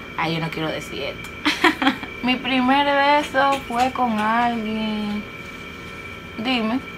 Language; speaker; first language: Spanish; native; Spanish